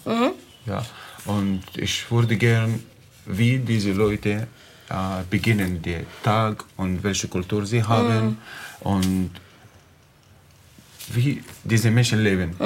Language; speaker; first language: German; non-native, learner; Arabic